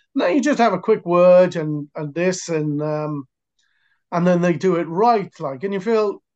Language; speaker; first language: English; native; English